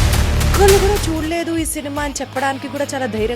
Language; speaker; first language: Telugu; native; Telugu